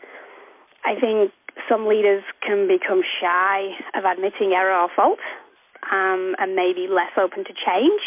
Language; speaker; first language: English; native; English